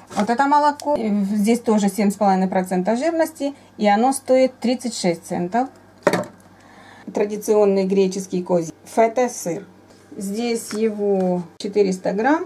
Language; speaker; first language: Russian; native; Russian